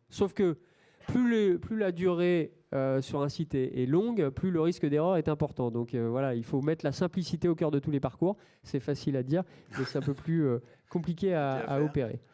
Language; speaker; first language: French; native; French